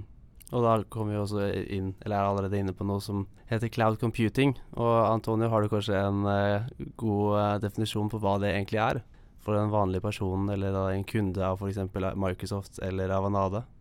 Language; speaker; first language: Norwegian; native; Norwegian